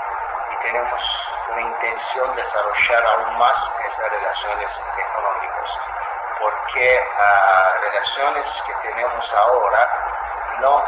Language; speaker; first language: Spanish; non-native, fluent; Azerbaijani